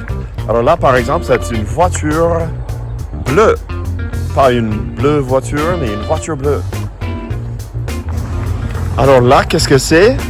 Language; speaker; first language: French; non-native, fluent; English